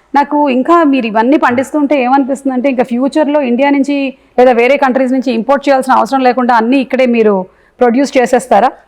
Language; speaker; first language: Telugu; non-native, local second language; Malayalam